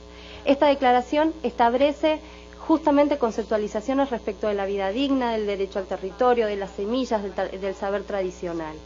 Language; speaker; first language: Spanish; native; Spanish